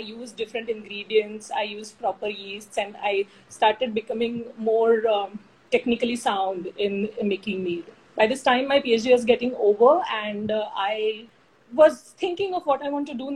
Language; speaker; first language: English; non-native, local second language; Marathi